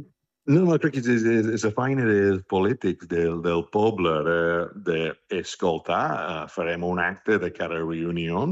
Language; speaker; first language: Catalan; non-native, fluent; English